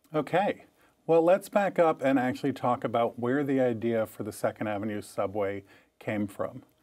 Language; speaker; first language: English; native; English